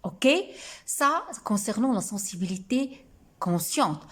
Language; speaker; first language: French; non-native, local second language; Arabic